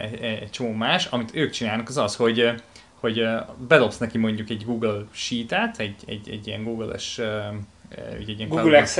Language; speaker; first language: Hungarian; native; Hungarian